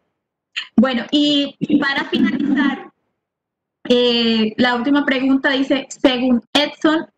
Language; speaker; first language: Spanish; native; Spanish